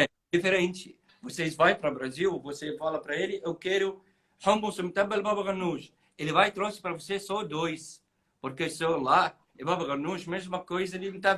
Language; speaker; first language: Portuguese; non-native, learner; Arabic